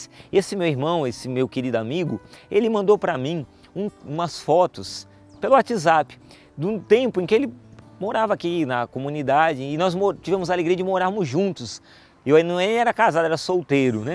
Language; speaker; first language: Portuguese; native; Portuguese